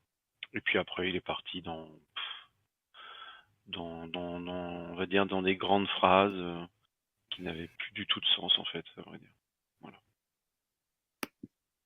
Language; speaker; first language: French; native; French